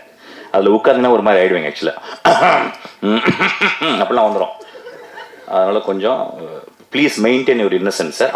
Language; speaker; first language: Tamil; native; Tamil